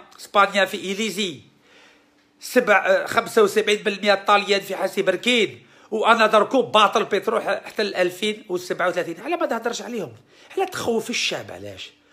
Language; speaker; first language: Arabic; early bilingual, heritage; Arabic